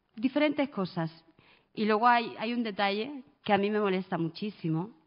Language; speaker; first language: Spanish; early bilingual, other home language; Arabic